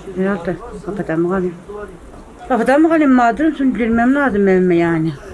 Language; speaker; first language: Turkish; native; Turkish